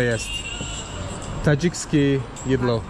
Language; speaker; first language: Russian; non-native, learner; Azerbaijani